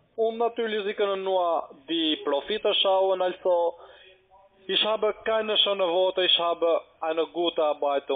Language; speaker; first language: German; non-native, learner; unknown